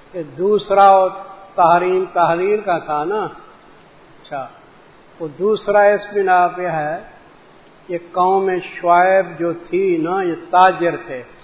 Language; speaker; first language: Urdu; non-native, local second language; Sindhi